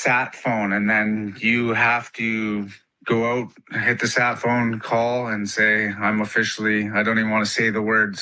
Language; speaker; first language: English; native; English